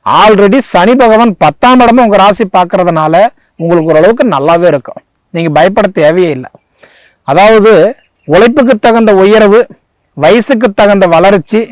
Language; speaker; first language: Tamil; native; Tamil